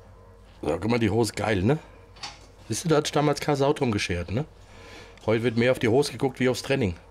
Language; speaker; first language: German; native; German